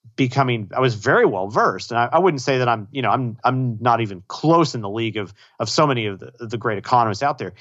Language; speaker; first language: English; native; English